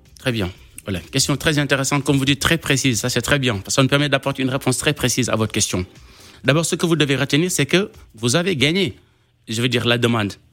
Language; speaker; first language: French; non-native, local second language; Wolof